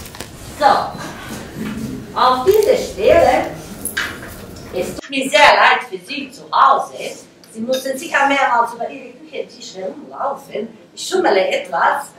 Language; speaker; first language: German; non-native, fluent; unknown